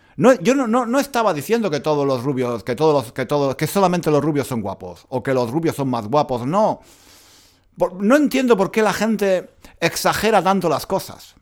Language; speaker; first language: Spanish; native; Spanish